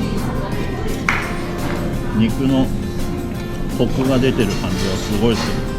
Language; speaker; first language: Japanese; native; Japanese